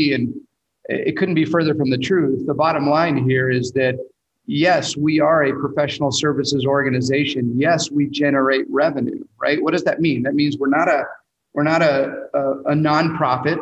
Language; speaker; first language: English; native; English